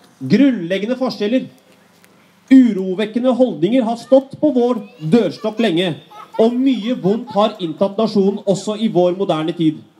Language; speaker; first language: Norwegian; early bilingual, other home language; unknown